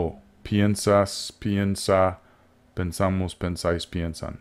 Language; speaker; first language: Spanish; non-native, fluent; English